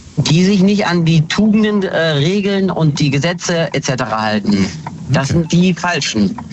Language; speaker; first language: German; early bilingual, other home language; Kurdish